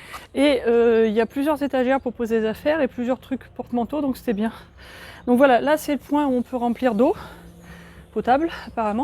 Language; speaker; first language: French; native; French